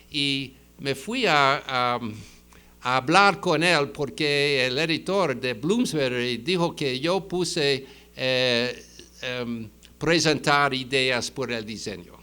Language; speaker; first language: Spanish; non-native, fluent; English